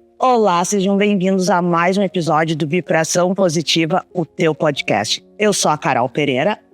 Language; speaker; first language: Portuguese; native; Portuguese